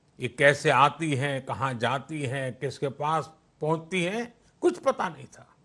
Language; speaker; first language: Hindi; non-native, local second language; Gujarati